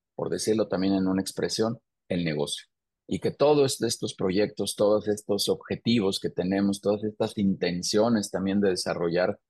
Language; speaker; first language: Spanish; native; Spanish